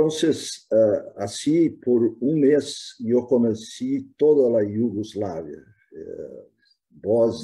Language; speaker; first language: Spanish; non-native, fluent; Portuguese